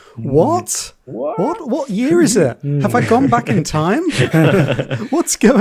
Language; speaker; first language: English; native; English